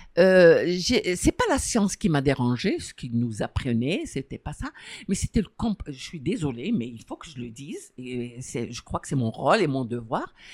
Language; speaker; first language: French; non-native, local second language; Arabic